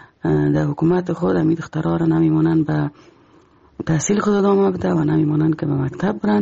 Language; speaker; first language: Persian; native; Persian